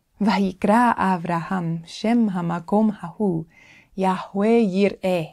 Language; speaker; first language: Hebrew; non-native, fluent; English